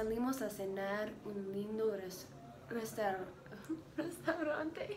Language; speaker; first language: Spanish; non-native, learner; English